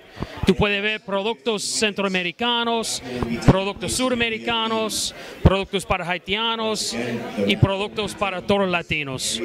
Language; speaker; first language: Spanish; non-native, fluent; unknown